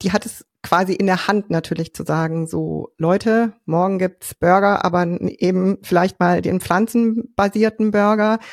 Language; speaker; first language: German; native; German